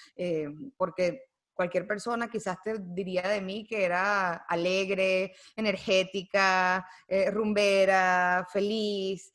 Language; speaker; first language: Spanish; native; Spanish